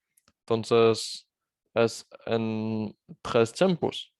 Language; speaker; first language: Spanish; non-native, fluent; French